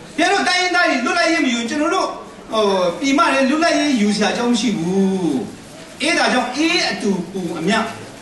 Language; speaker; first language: Burmese; non-native, local second language; Kachin